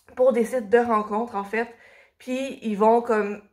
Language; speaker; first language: French; native; French